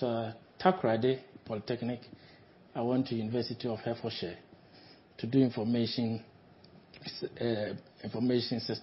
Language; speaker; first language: English; non-native, local second language; Akan